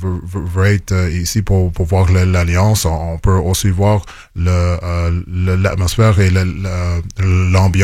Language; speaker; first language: French; non-native, local second language; English